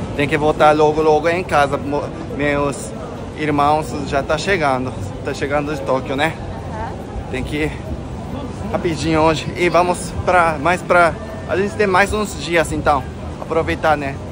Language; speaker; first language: Portuguese; non-native, fluent; Japanese